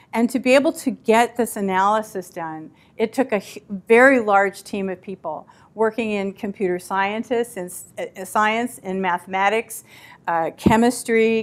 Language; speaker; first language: English; native; English